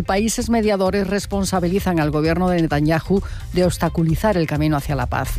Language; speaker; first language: Spanish; native; Spanish